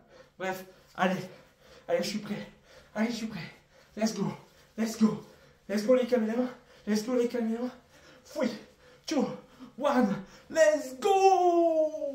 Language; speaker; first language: French; native; French